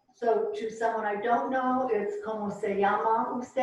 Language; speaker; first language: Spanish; non-native, fluent; English